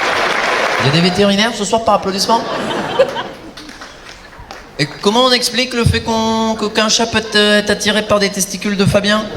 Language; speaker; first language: French; native; French